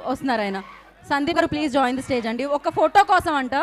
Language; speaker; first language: Telugu; native; Telugu